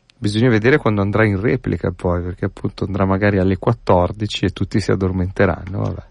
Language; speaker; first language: Italian; native; Italian